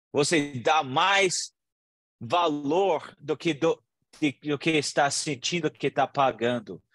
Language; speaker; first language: Portuguese; non-native, learner; English